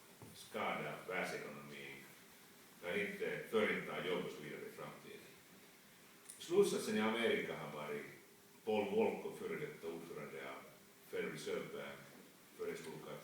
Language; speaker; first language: Swedish; non-native, fluent; Finnish